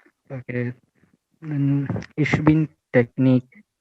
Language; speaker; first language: German; non-native, learner; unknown